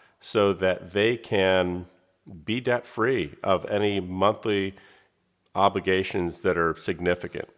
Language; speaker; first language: English; native; English